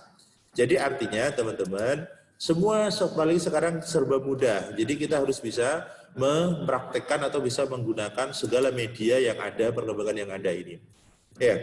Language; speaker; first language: Indonesian; non-native, local second language; Javanese